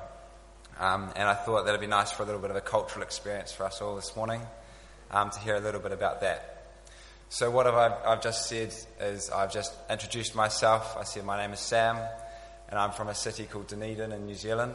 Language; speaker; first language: English; native; English